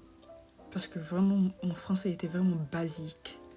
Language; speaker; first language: French; non-native, fluent; English